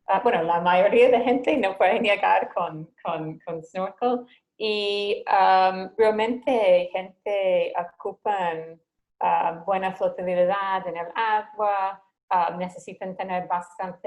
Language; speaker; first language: Spanish; non-native, fluent; English